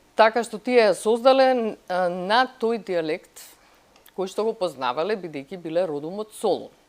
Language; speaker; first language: Macedonian; native; Macedonian